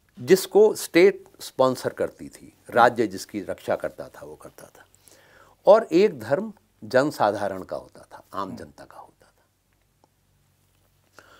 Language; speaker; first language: Hindi; native; Hindi